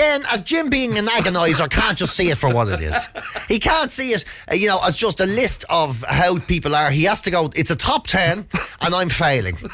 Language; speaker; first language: English; native; English